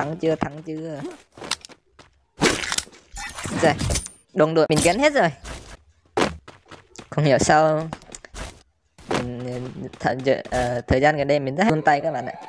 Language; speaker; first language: Vietnamese; native; Vietnamese